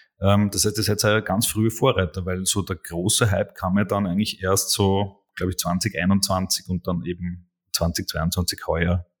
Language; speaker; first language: German; native; German